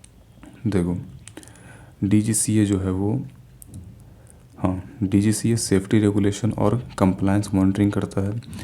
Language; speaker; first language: Hindi; native; Hindi